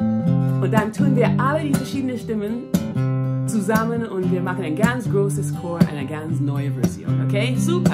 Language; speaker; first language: German; non-native, fluent; English